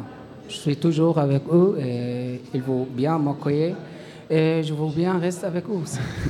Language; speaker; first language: French; non-native, learner; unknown